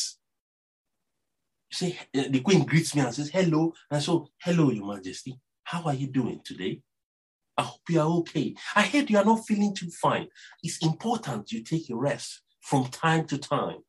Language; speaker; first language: English; non-native, local second language; Yoruba